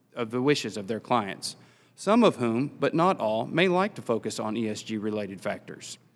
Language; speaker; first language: English; native; English